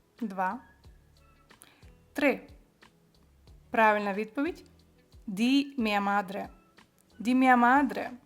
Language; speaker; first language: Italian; non-native, fluent; Ukrainian